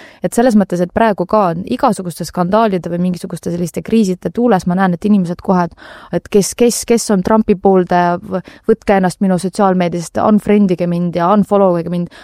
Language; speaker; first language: Estonian; non-native, local second language; Russian